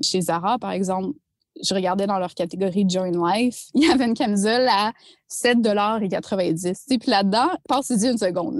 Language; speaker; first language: French; native; French